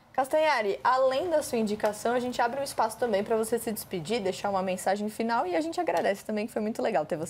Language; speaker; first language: Portuguese; native; Portuguese